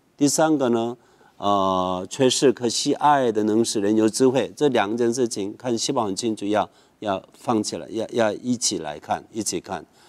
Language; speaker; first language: Chinese; non-native, fluent; Korean